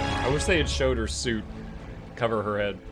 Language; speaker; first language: English; native; English